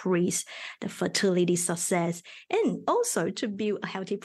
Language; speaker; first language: English; non-native, local second language; Chinese